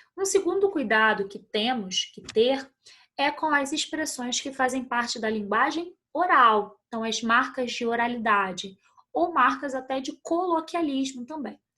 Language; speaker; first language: Portuguese; native; Portuguese